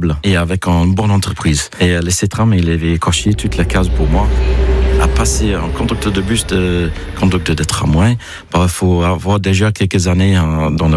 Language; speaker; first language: French; non-native, fluent; English